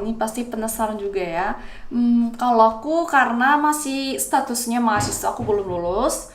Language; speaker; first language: Indonesian; non-native, fluent; Korean